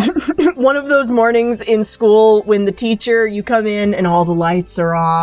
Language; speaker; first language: English; native; English